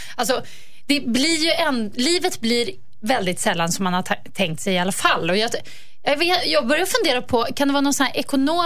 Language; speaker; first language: Swedish; native; Swedish